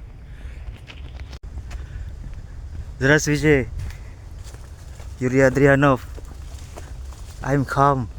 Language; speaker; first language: Russian; non-native, learner; Indonesian